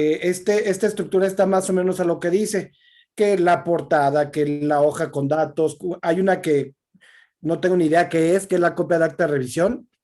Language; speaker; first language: Spanish; native; Spanish